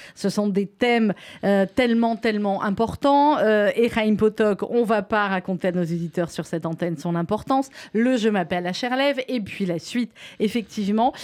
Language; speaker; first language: French; native; French